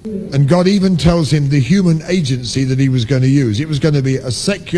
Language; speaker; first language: English; native; English